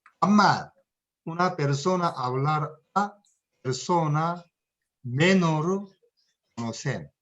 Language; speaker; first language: Spanish; non-native, learner; Korean